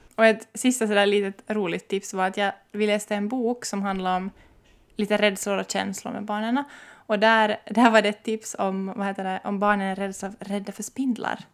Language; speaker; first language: Swedish; native; Swedish